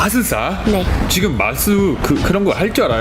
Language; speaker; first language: Korean; non-native, fluent; English